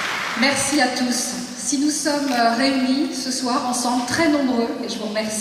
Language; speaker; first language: French; native; French